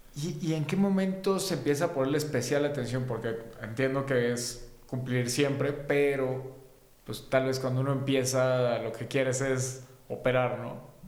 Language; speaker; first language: Spanish; native; Spanish